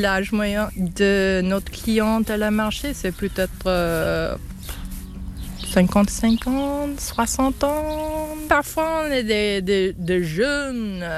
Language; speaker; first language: French; non-native, learner; English